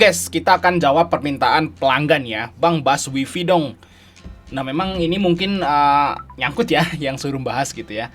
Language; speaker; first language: Indonesian; native; Indonesian